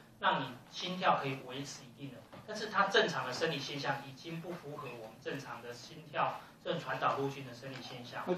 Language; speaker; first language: Chinese; native; Chinese